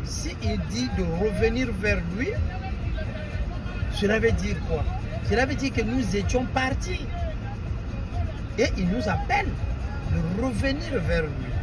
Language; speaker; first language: French; non-native, local second language; Kongo